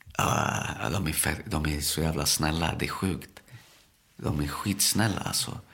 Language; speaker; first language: Swedish; early bilingual, other home language; Spanish